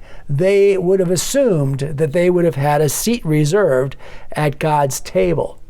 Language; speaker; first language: English; native; English